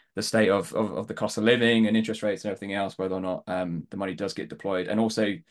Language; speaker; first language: English; native; English